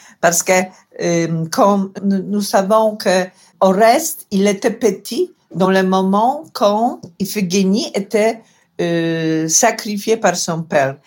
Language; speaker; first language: French; non-native, learner; Polish